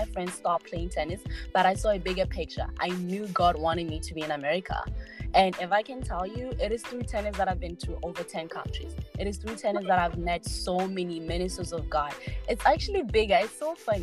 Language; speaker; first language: English; non-native, local second language; Tswana